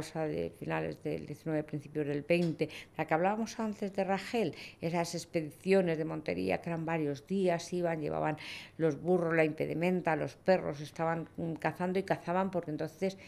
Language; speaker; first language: Spanish; native; Spanish